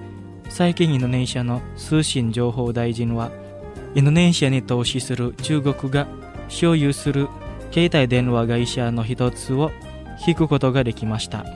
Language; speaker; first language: Japanese; non-native, fluent; Indonesian